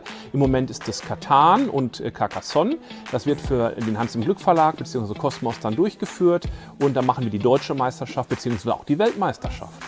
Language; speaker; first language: German; native; German